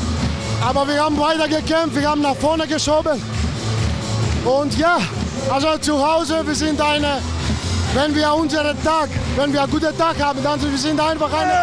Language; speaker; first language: German; non-native, fluent; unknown